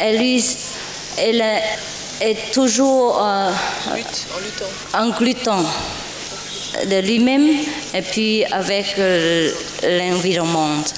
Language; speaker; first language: French; non-native, learner; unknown